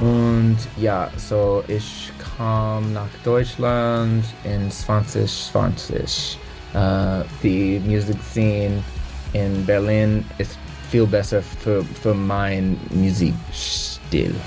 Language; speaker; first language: German; non-native, learner; English